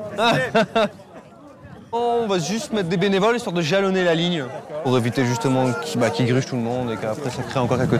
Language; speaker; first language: French; native; French